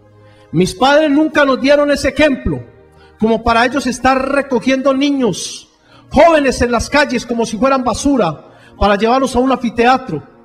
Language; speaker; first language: Spanish; native; Spanish